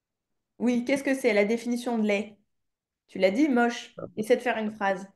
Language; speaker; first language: French; native; French